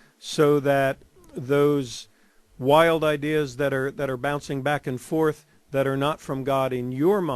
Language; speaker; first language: English; native; English